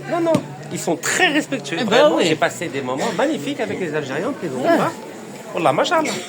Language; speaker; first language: French; early bilingual, other home language; Arabic